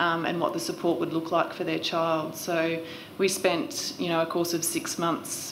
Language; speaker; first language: English; native; English